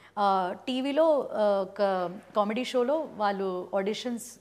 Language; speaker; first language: Telugu; early bilingual, heritage; Telugu